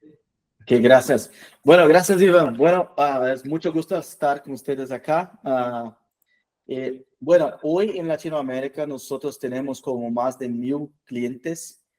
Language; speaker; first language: Spanish; non-native, fluent; Portuguese